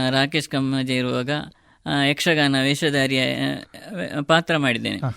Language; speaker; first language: Kannada; non-native, local second language; Tulu